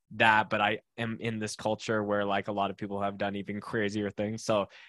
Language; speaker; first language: English; native; English